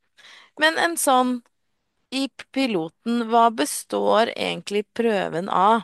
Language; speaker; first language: Norwegian; native; Norwegian